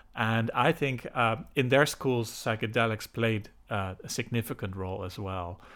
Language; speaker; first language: English; non-native, fluent; Dutch